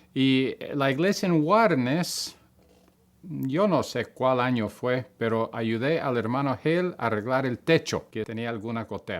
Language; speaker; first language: Spanish; non-native, local second language; English